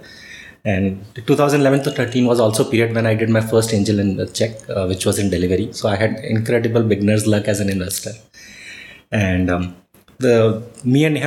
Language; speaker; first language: English; non-native, local second language; Marwari